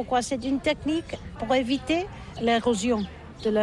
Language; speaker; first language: French; non-native, learner; Catalan